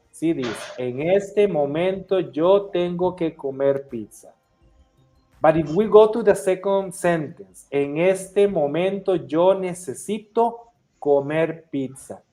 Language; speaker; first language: Spanish; non-native, fluent; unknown